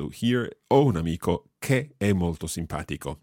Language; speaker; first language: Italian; non-native, fluent; English